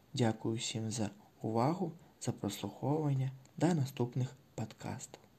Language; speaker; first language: Belarusian; non-native, local second language; Russian